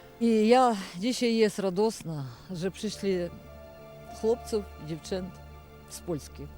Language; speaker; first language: Ukrainian; non-native, local second language; Polish